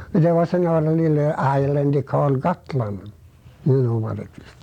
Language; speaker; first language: English; non-native, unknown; Swedish